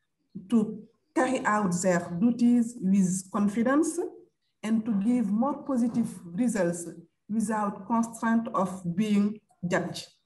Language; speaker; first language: English; non-native, fluent; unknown